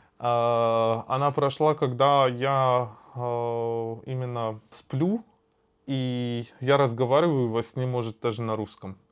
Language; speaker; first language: Russian; non-native, fluent; Persian